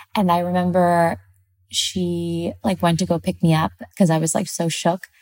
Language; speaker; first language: English; early bilingual, other home language; Spanish